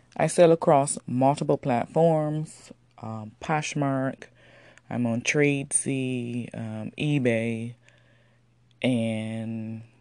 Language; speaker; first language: English; native; English